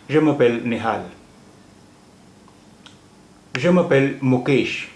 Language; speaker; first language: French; non-native, fluent; Hindi